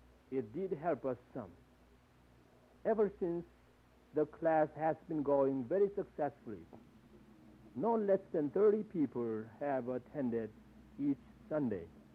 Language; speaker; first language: English; non-native, fluent; Korean